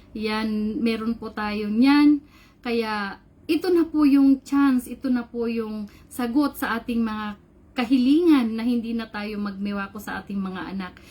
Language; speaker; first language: Filipino; non-native, local second language; Cebuano